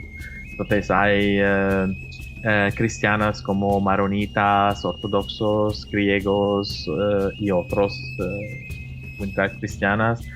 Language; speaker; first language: Spanish; non-native, fluent; Arabic